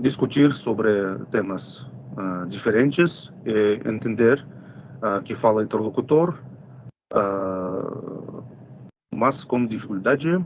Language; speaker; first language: Portuguese; non-native, fluent; Russian